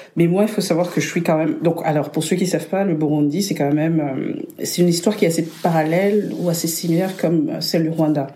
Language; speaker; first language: French; non-native, local second language; Rundi